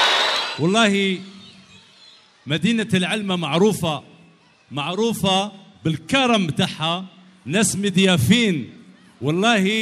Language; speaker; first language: Arabic; native; Arabic